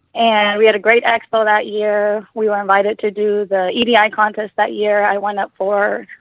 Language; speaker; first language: English; early bilingual, other home language; Spanish